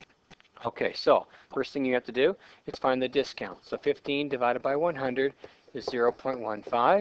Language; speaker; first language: English; native; English